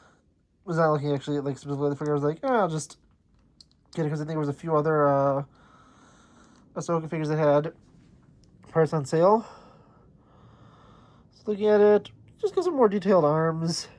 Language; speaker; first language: English; native; English